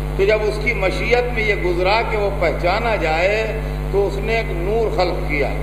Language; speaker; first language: Urdu; native; Urdu